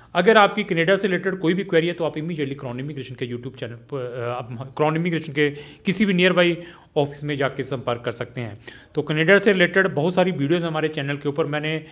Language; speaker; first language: Hindi; non-native, local second language; Punjabi